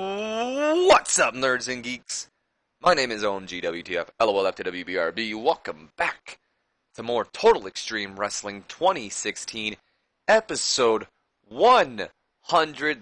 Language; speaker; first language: English; native; English